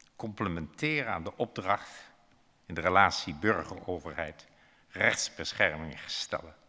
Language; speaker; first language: Dutch; native; Dutch